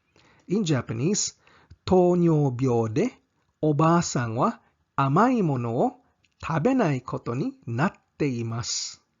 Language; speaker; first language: Japanese; non-native, fluent; English